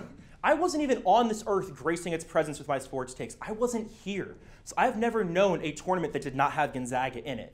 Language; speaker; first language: English; native; English